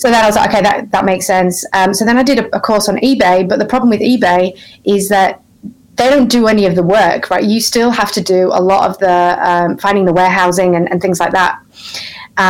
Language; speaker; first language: English; native; English